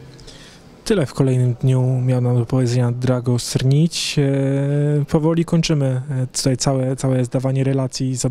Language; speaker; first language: Polish; native; Polish